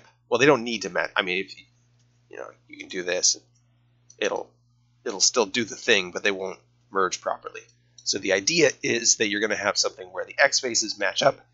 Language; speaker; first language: English; native; English